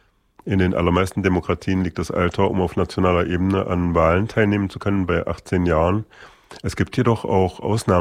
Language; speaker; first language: German; native; German